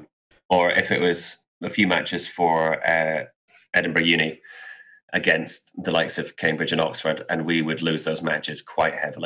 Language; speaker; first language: English; native; English